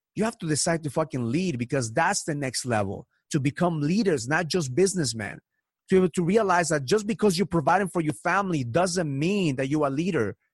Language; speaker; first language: English; early bilingual, other home language; Spanish